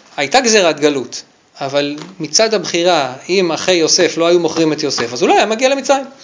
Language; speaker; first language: Hebrew; native; Hebrew